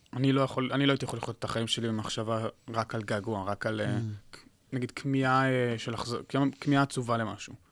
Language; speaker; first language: Hebrew; native; Hebrew